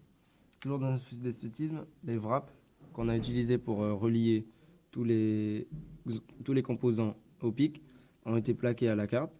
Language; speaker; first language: French; native; French